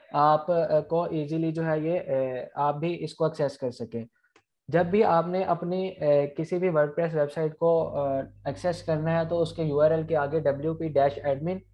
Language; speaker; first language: Urdu; non-native, local second language; Punjabi